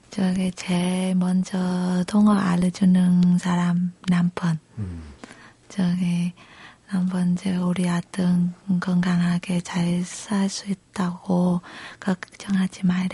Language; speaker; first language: Korean; non-native, local second language; Vietnamese